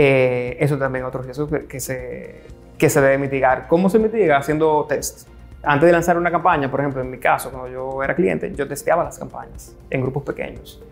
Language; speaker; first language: Spanish; native; Spanish